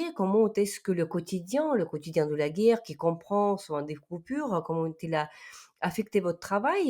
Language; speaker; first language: French; non-native, fluent; Ukrainian